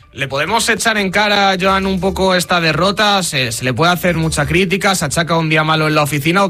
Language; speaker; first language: Spanish; native; Spanish